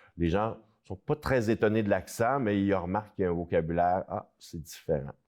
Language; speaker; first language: French; native; French